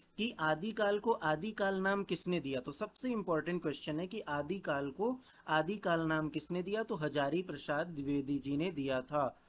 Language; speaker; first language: Hindi; native; Hindi